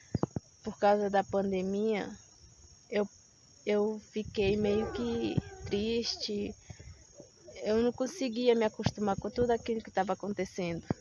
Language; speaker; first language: Portuguese; non-native, local second language; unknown